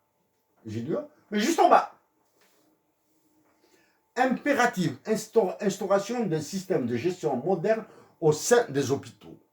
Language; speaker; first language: French; native; French